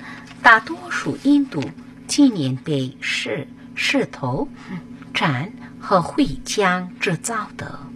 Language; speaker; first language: Chinese; non-native, fluent; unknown